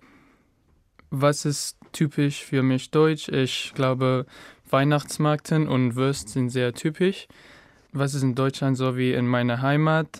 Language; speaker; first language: German; non-native, learner; Spanish